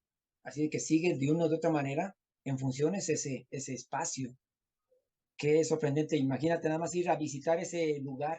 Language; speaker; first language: Spanish; native; Spanish